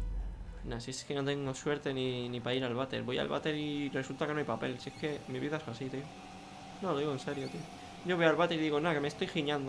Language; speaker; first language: Spanish; native; Spanish